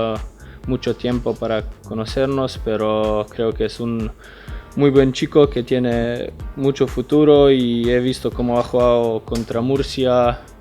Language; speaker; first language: Spanish; non-native, fluent; Slovenian